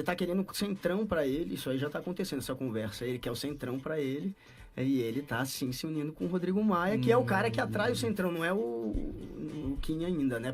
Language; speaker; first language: Portuguese; native; Portuguese